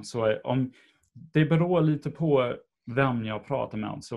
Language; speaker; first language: Swedish; non-native, fluent; English